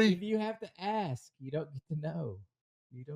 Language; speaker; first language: English; native; English